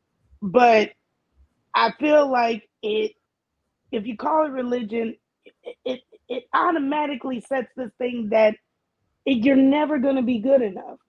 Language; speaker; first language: English; early bilingual, other home language; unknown